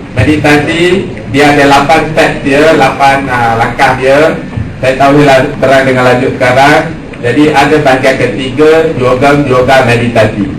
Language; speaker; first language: Malay; non-native, local second language; Tamil